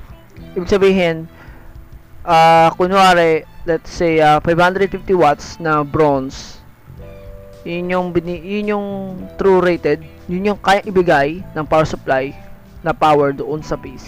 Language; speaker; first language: English; non-native, local second language; Filipino